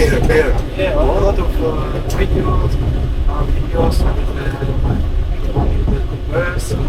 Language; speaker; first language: English; non-native, learner; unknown